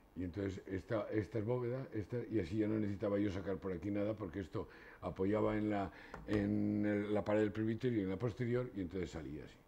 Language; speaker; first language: Spanish; native; Spanish